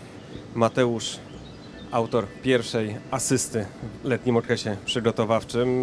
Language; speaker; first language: Polish; native; Polish